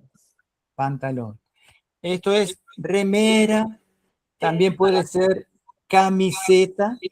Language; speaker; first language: Spanish; non-native, fluent; Portuguese